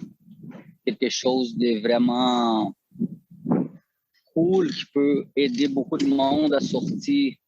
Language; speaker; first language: French; non-native, fluent; Portuguese